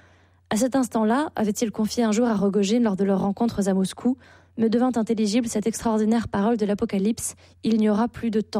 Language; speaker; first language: French; native; French